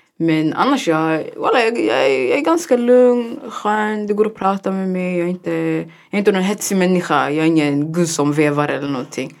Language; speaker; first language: Swedish; early bilingual, other home language; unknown